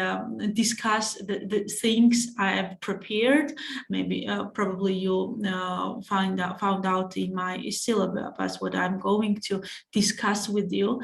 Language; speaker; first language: English; non-native, fluent; Georgian